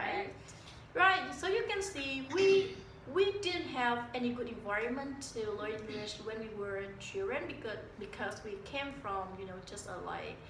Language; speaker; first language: English; non-native, fluent; Vietnamese